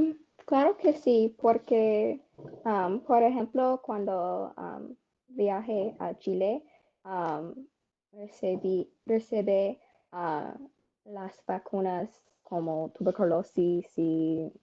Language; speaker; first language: Spanish; non-native, learner; English